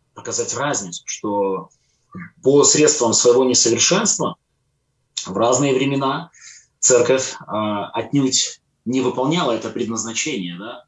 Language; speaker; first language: Russian; native; Russian